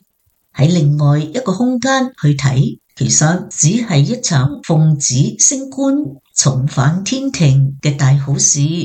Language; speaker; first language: Chinese; native; Chinese